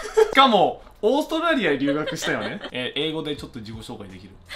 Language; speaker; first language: Japanese; early bilingual, other home language; English